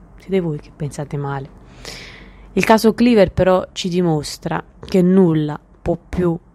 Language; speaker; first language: Italian; native; Italian